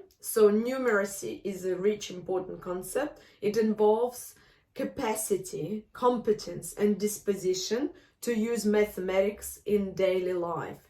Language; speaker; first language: English; non-native, fluent; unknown